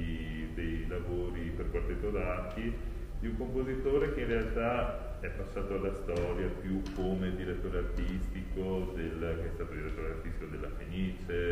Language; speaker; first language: Italian; native; Italian